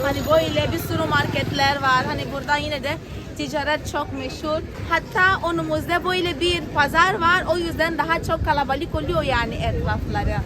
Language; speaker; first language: Turkish; non-native, fluent; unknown